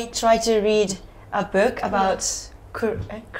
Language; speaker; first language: English; non-native, learner; Japanese